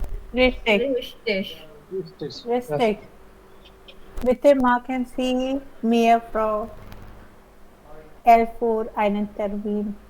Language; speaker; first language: German; non-native, learner; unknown